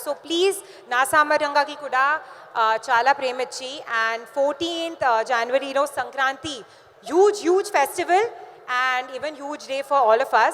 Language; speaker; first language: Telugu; non-native, learner; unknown